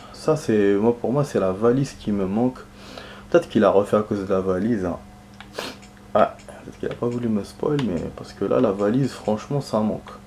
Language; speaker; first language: French; native; French